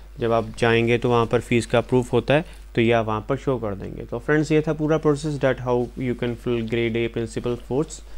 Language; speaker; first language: Hindi; non-native, local second language; Punjabi